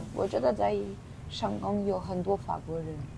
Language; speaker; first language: Chinese; non-native, learner; French